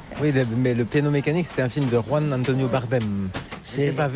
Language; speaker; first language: French; native; French